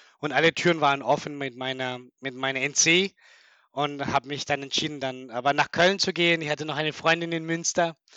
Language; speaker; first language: German; non-native, fluent; Spanish